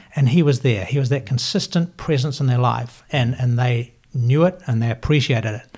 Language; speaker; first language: English; native; English